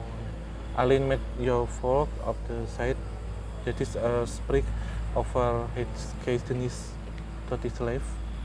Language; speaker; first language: Dutch; non-native, learner; Indonesian